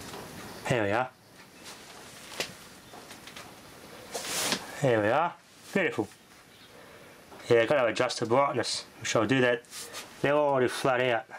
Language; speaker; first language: English; native; English